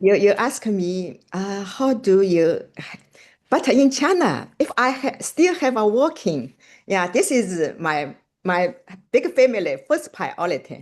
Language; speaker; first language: English; non-native, learner; Chinese